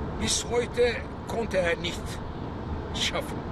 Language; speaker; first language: German; non-native, fluent; Turkish